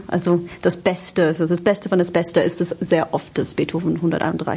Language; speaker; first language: German; non-native, fluent; English